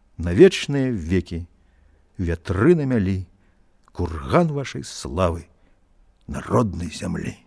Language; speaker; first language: Belarusian; native; Belarusian